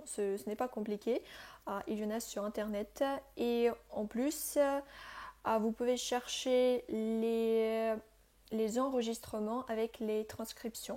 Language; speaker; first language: French; non-native, fluent; Russian